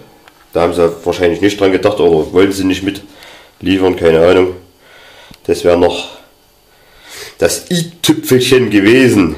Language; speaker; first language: German; native; German